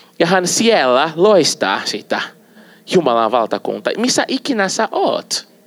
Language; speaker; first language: Finnish; non-native, fluent; Portuguese